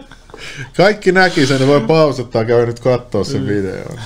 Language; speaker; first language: Finnish; native; Finnish